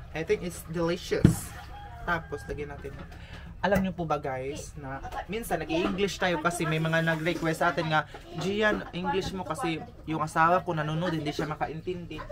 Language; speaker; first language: Filipino; non-native, local second language; Cebuano